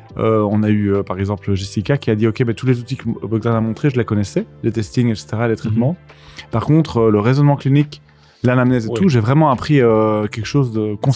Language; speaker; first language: French; native; French